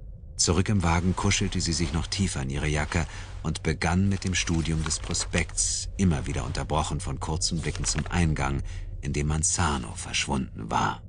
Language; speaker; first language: German; native; German